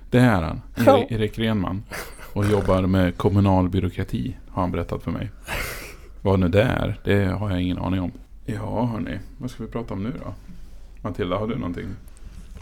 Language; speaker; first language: Swedish; native; Swedish